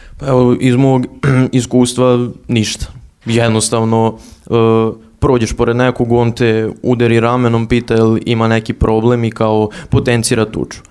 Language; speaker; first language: Serbian; native; Serbian